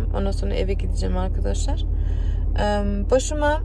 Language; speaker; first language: Turkish; early bilingual, heritage; Turkish